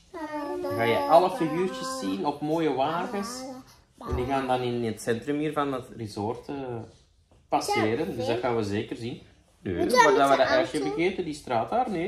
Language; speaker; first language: Dutch; native; Dutch